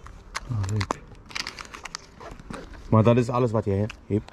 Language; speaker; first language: Dutch; non-native, learner; German